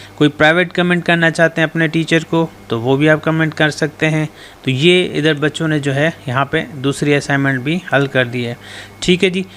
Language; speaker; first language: Urdu; non-native, local second language; Sindhi